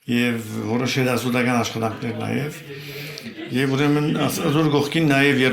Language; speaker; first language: Armenian; early bilingual, heritage; Armenian